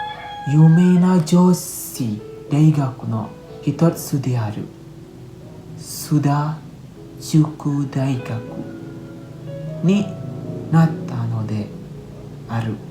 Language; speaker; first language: Japanese; non-native, learner; Indonesian